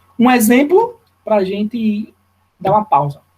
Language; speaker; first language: Portuguese; native; Portuguese